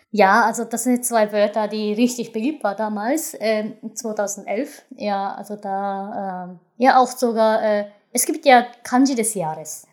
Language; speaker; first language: German; non-native, fluent; Japanese